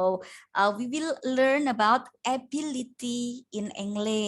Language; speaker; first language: English; non-native, fluent; Indonesian